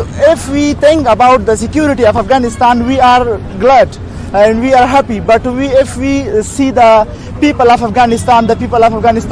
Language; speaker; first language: English; non-native, learner; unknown